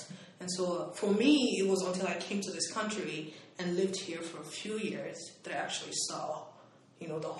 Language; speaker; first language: English; non-native, local second language; Igbo